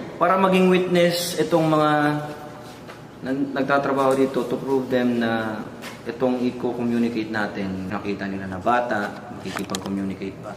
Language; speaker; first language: Filipino; non-native, local second language; Cebuano